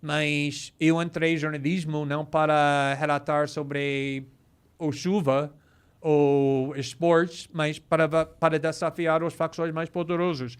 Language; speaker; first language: Portuguese; non-native, fluent; English